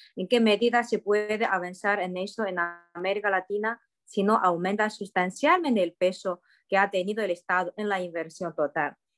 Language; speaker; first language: Spanish; non-native, fluent; Chinese